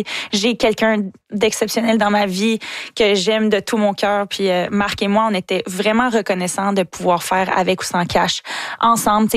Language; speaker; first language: French; native; French